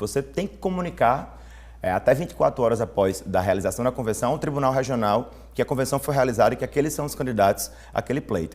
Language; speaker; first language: Portuguese; native; Portuguese